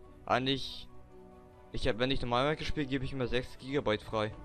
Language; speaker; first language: German; native; German